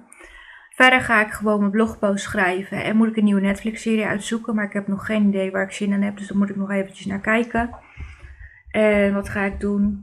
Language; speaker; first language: Dutch; native; Dutch